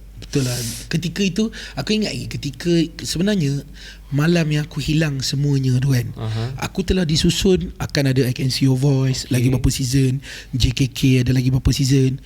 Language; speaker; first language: Malay; native; Malay